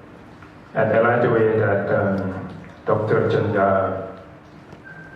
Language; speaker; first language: English; non-native, learner; Thai